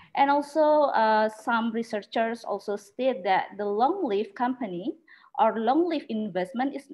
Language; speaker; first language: English; non-native, learner; Indonesian